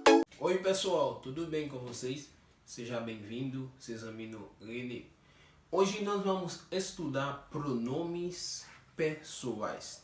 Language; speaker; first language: Portuguese; non-native, fluent; Haitian Creole